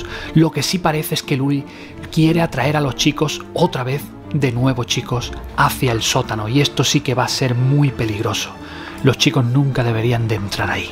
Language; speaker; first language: Spanish; native; Spanish